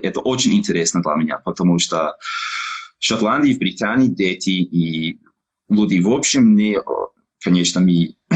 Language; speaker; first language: Russian; non-native, learner; English